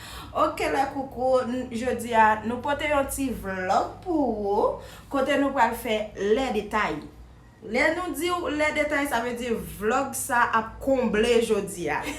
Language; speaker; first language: French; non-native, local second language; Haitian Creole